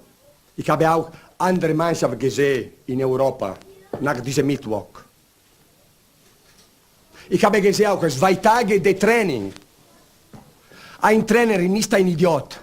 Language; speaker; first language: German; non-native, learner; Italian